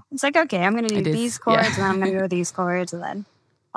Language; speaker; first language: English; native; English